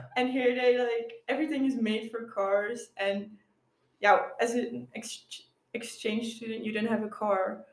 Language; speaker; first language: English; non-native, fluent; Dutch